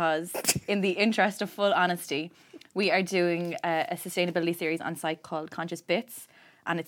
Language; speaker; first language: English; native; English